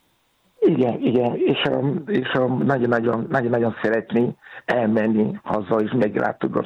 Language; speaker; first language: Hungarian; non-native, fluent; Yoruba